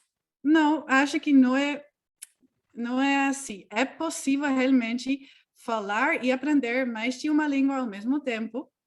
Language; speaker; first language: Portuguese; non-native, fluent; Dutch